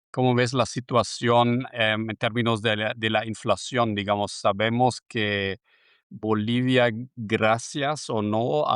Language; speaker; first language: Spanish; non-native, fluent; German